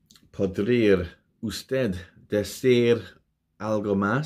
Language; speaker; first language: Spanish; non-native, learner; English